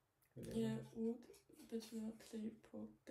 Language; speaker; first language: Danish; non-native, learner; German